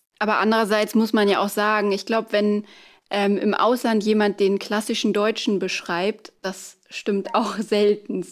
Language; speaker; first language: German; native; German